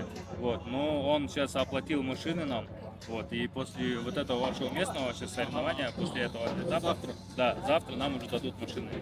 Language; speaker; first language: Russian; native; Russian